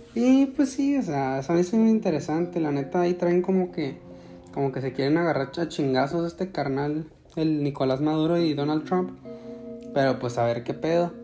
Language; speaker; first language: Spanish; native; Spanish